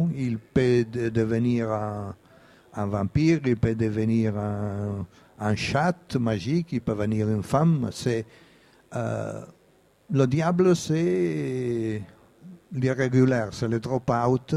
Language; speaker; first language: French; non-native, fluent; Italian